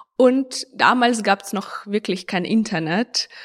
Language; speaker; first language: German; non-native, fluent; Ukrainian